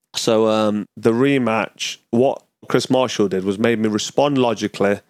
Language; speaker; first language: English; native; English